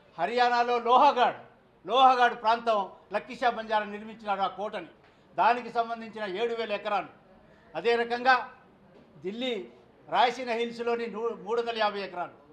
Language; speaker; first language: Telugu; non-native, local second language; Lambadi